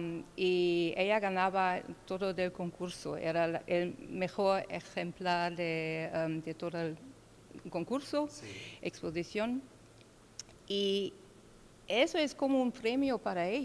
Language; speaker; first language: Spanish; non-native, learner; German